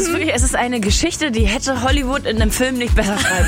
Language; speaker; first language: German; native; German